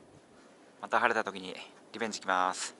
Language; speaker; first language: Japanese; native; Japanese